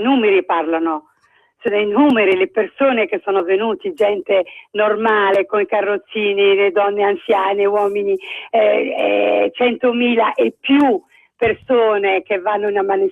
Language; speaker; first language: Italian; non-native, fluent; Arabic